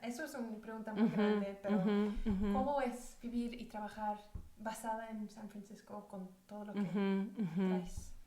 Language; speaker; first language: Spanish; early bilingual, heritage; Spanish